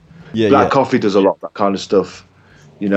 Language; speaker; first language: English; native; English